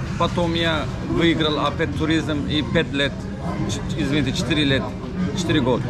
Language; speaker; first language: Russian; non-native, learner; Turkish